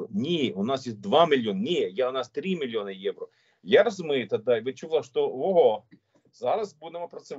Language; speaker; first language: Ukrainian; non-native, learner; Swedish